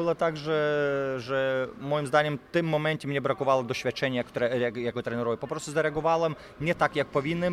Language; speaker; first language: Polish; non-native, fluent; Lithuanian